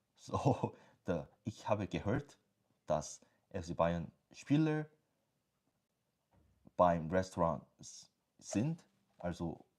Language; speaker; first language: German; non-native, learner; English